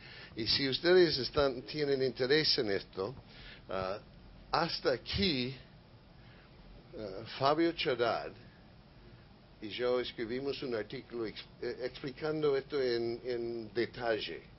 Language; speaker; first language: Spanish; non-native, fluent; English